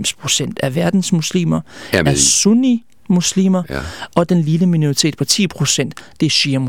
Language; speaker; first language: Danish; early bilingual, other home language; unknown